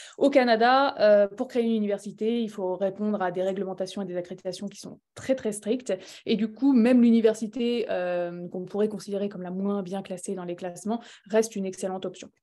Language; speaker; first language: French; native; French